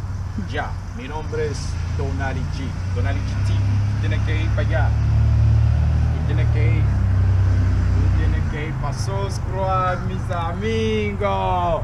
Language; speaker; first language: Spanish; non-native, learner; Haitian Creole